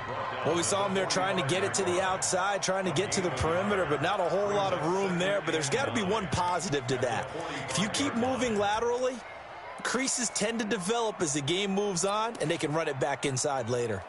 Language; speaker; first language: English; native; English